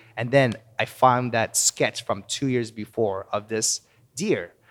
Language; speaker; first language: English; early bilingual, other home language; Korean